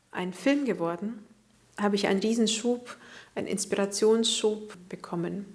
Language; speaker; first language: German; early bilingual, other home language; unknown